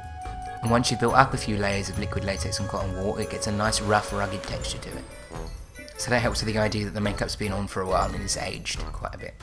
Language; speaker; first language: English; native; English